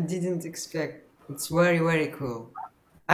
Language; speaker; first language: English; non-native, learner; Russian